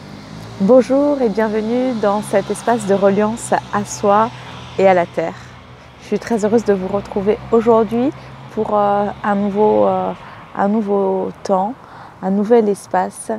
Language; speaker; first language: French; native; French